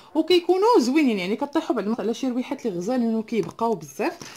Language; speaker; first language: Arabic; non-native, local second language; Tachelhit